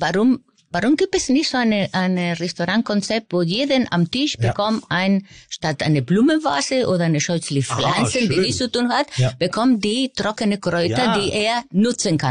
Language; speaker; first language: German; non-native, fluent; Spanish